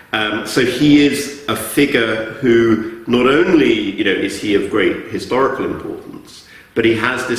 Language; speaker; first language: English; native; English